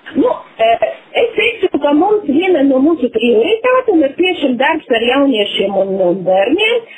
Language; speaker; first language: Latvian; non-native, local second language; Russian